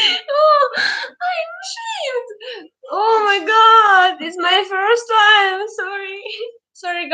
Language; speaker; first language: English; non-native, learner; Ukrainian